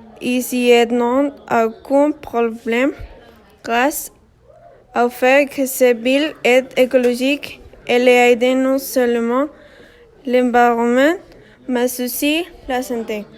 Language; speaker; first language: French; non-native, learner; Spanish